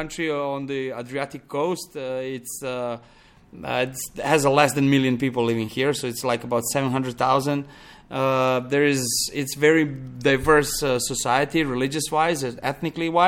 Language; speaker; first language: English; non-native, fluent; Serbian